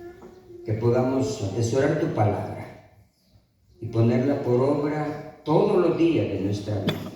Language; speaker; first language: Spanish; native; Spanish